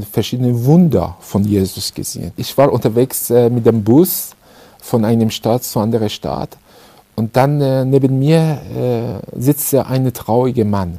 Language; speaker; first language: German; non-native, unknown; Persian